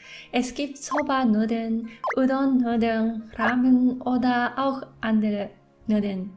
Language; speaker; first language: German; non-native, fluent; Japanese